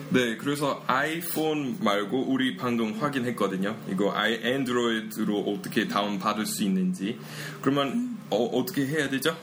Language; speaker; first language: Korean; non-native, fluent; English